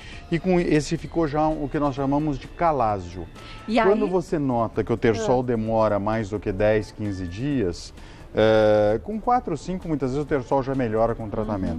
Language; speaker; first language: Portuguese; native; Portuguese